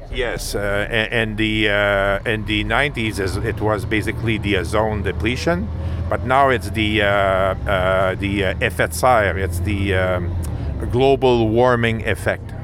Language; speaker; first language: English; non-native, fluent; French